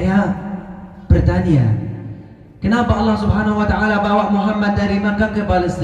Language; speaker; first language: Indonesian; non-native, fluent; Arabic